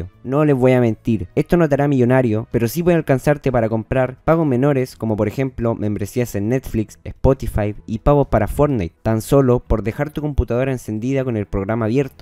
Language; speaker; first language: Spanish; native; Spanish